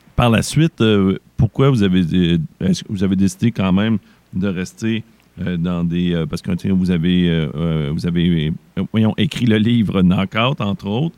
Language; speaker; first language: French; native; French